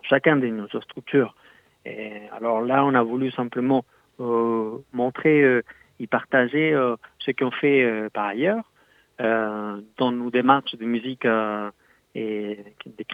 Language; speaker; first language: French; non-native, fluent; Spanish